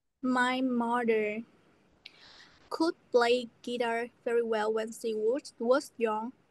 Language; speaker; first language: English; non-native, learner; Vietnamese